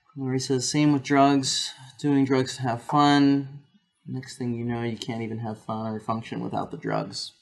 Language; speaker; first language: English; native; English